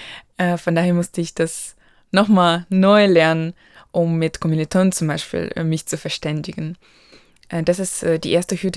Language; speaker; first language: German; non-native, local second language; Ukrainian